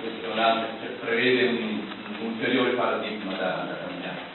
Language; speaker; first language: Italian; native; Italian